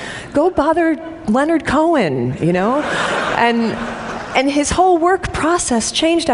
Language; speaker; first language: English; native; English